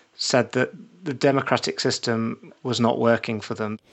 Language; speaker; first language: English; native; English